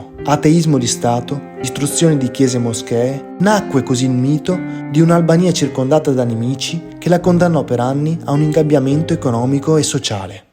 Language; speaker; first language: Italian; native; Italian